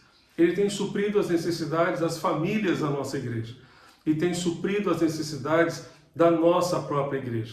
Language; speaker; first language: Portuguese; native; Portuguese